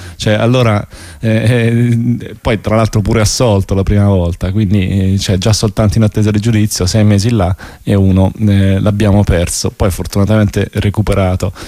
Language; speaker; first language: Italian; native; Italian